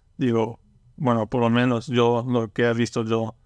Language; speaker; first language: Spanish; early bilingual, heritage; Spanish